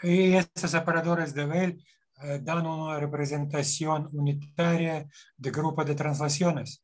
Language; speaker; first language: Spanish; non-native, fluent; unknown